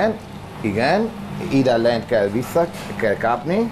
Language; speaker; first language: Hungarian; non-native, learner; Italian